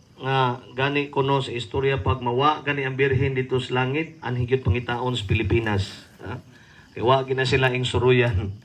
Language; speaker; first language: Cebuano; native; Cebuano